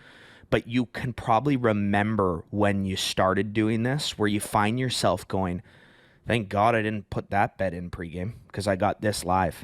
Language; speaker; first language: English; native; English